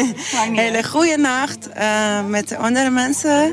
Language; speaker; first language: Dutch; non-native, learner; Persian